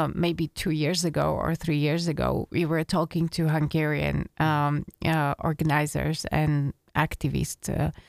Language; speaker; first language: English; non-native, fluent; Slovak